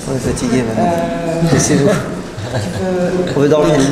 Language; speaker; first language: French; native; French